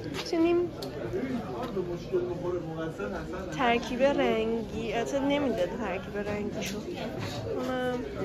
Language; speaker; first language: Persian; native; Persian